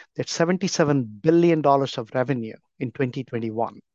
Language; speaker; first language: English; non-native, local second language; Tamil